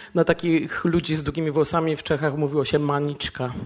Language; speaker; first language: Polish; native; Polish